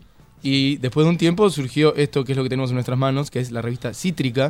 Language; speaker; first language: Spanish; native; Spanish